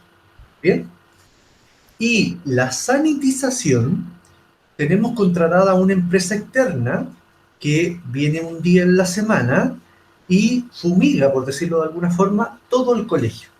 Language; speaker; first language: Spanish; native; Spanish